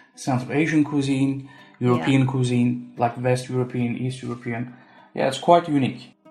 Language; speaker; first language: English; non-native, fluent; Turkish